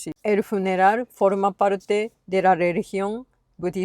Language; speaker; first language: Spanish; non-native, learner; Japanese